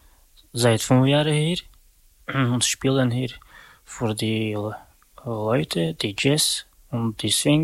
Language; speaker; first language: German; non-native, learner; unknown